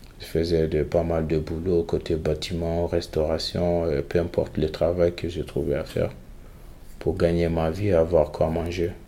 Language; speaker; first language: French; non-native, local second language; Fula